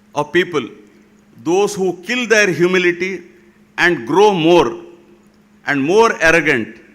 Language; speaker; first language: English; non-native, local second language; Kannada